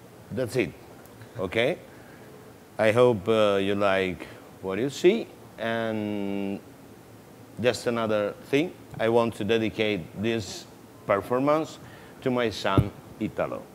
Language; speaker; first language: English; non-native, learner; Italian